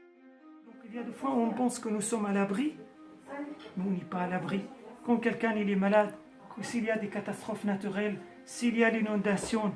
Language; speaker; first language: French; non-native, fluent; Arabic